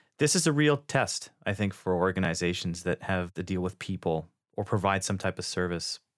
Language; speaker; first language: English; native; English